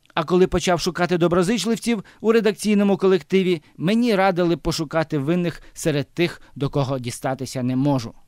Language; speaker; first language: Ukrainian; native; Ukrainian